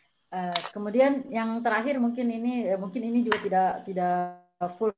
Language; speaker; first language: Indonesian; native; Indonesian